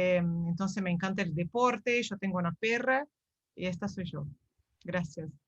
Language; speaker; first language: Spanish; non-native, fluent; Portuguese